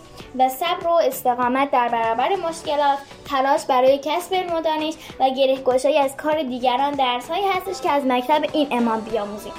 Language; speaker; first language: Persian; native; Persian